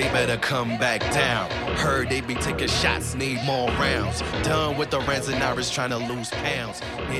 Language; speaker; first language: English; native; English